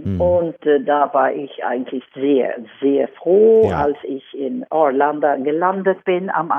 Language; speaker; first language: German; non-native, fluent; Swedish